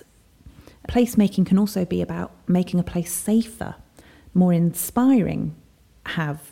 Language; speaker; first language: English; native; English